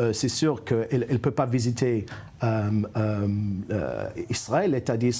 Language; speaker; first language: French; non-native, fluent; English